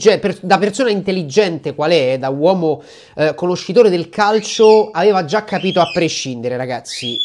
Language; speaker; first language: Italian; native; Italian